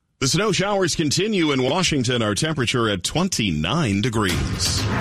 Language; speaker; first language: English; native; English